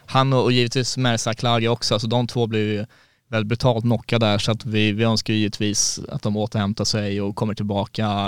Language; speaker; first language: Swedish; native; Swedish